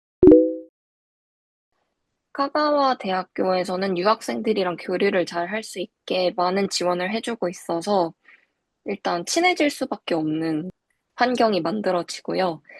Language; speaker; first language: Korean; native; Korean